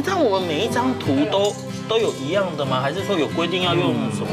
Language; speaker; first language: Chinese; native; Chinese